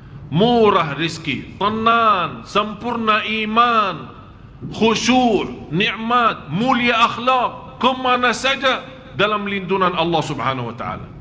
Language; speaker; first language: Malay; non-native, fluent; Arabic